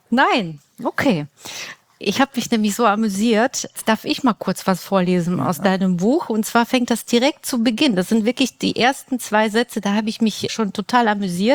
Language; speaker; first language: German; native; German